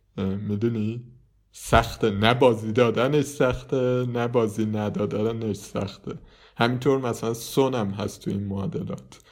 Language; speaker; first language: Persian; native; Persian